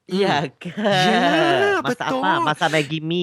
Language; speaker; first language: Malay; non-native, local second language; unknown